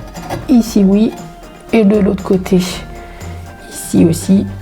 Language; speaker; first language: French; native; French